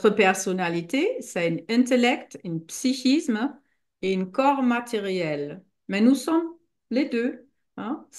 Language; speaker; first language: French; non-native, fluent; German